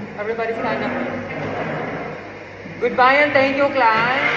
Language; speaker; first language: English; non-native, local second language; Filipino